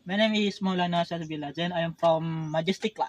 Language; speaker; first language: English; non-native, learner; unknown